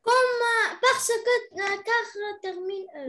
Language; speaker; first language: French; non-native, learner; Arabic